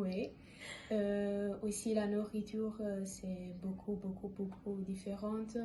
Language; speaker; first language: French; non-native, learner; Italian